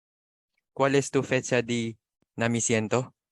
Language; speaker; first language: Spanish; non-native, learner; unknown